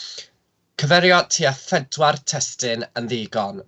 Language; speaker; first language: Welsh; non-native, local second language; English